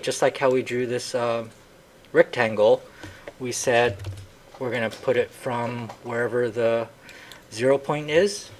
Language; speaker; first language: English; native; English